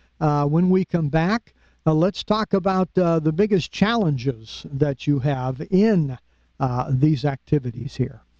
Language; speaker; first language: English; native; English